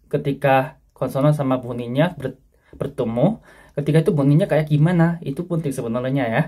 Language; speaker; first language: Indonesian; non-native, fluent; Korean